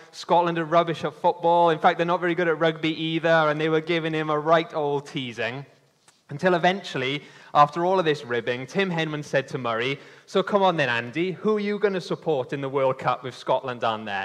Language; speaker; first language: English; native; English